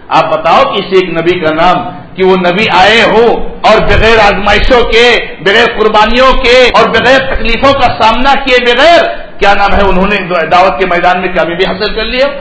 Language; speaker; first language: Urdu; native; Urdu